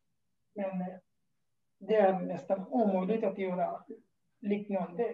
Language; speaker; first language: Swedish; non-native, fluent; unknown